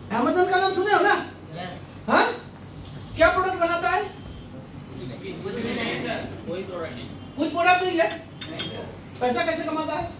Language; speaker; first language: Hindi; non-native, local second language; Bangla